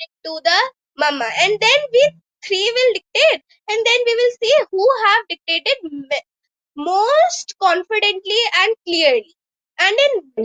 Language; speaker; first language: English; non-native, local second language; Hindi